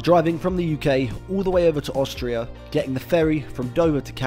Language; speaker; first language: English; native; English